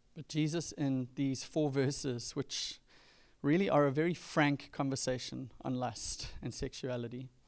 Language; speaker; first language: English; native; English